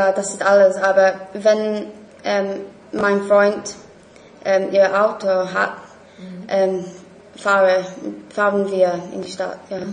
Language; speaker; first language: German; non-native, learner; English